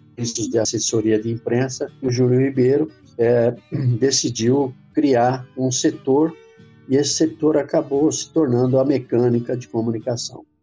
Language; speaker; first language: Portuguese; native; Portuguese